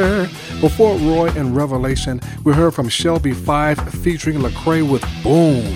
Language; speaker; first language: English; native; English